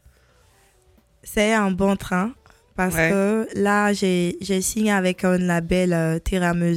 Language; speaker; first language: French; non-native, local second language; Mandingo